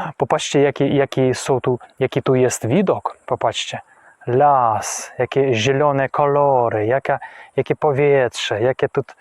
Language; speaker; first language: Polish; non-native, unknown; Ukrainian